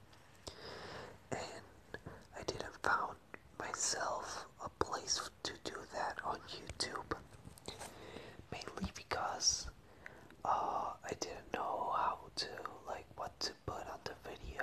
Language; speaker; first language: English; non-native, fluent; Spanish